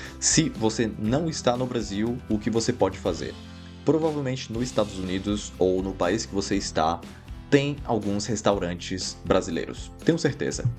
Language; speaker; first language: Portuguese; native; Portuguese